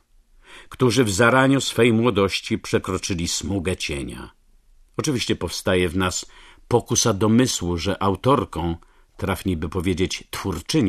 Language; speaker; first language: Polish; native; Polish